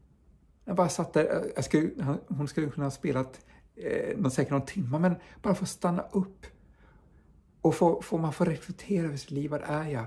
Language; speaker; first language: Swedish; native; Swedish